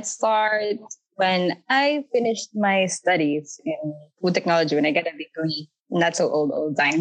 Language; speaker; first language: English; non-native, local second language; Filipino